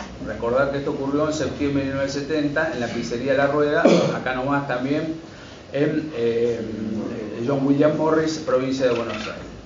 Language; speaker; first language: Spanish; native; Spanish